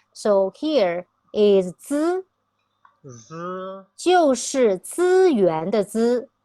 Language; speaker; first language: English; non-native, fluent; Chinese